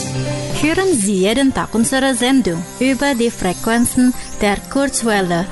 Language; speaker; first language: German; non-native, fluent; Indonesian